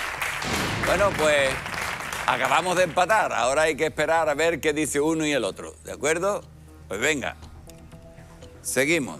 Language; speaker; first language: Spanish; native; Spanish